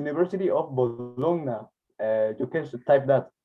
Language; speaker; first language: English; non-native, learner; Spanish